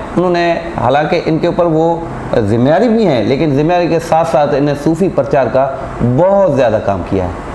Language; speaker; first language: Urdu; non-native, local second language; Sindhi